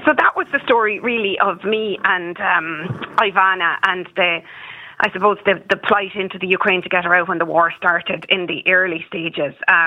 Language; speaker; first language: English; native; English